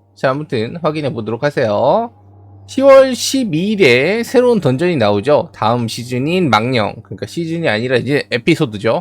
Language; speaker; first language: Korean; native; Korean